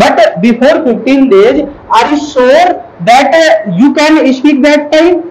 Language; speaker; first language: English; non-native, local second language; Hindi